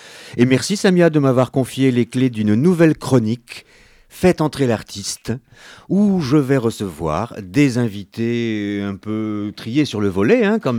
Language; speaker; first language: French; native; French